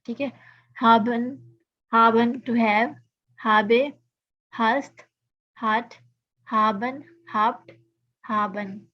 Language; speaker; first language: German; non-native, learner; Urdu